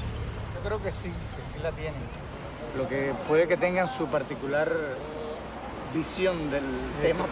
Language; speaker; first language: Spanish; native; Spanish